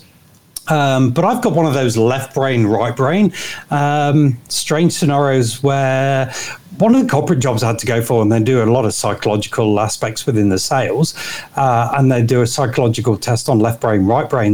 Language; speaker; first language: English; native; English